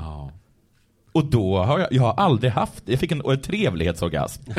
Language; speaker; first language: Swedish; native; Swedish